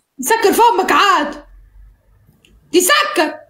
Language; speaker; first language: English; non-native, learner; Arabic